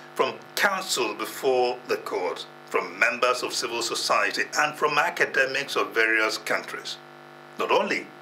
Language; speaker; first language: English; non-native, local second language; Igbo